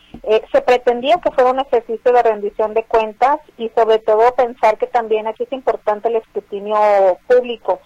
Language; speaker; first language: Spanish; native; Spanish